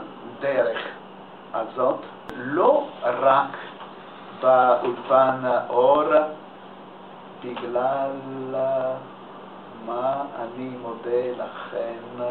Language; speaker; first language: Hebrew; non-native, learner; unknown